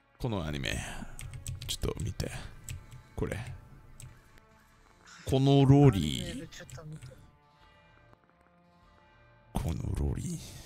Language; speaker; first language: Japanese; non-native, learner; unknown